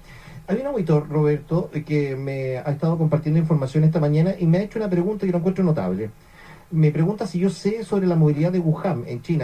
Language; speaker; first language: Spanish; native; Spanish